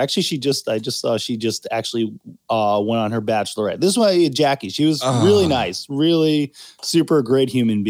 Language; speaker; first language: English; native; English